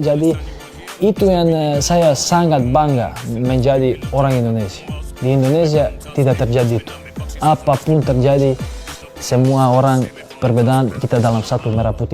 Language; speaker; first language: Indonesian; non-native, fluent; Serbian